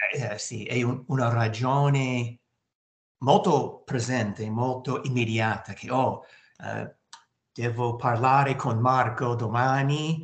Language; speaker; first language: Italian; non-native, learner; English